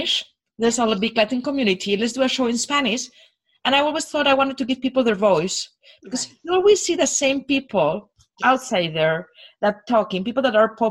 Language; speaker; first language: English; non-native, fluent; Spanish